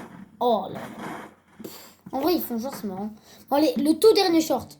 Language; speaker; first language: French; native; French